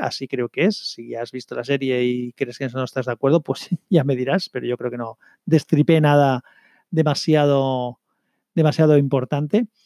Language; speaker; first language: Spanish; native; Spanish